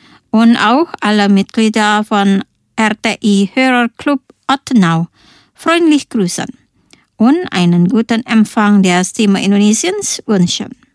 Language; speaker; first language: German; non-native, fluent; Indonesian